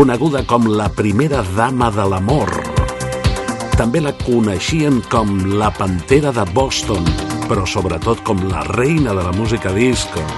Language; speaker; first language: Catalan; native; Catalan